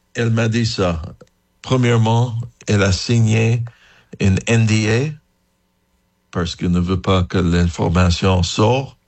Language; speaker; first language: French; non-native, fluent; English